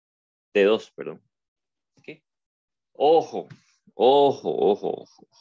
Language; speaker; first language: Spanish; native; Spanish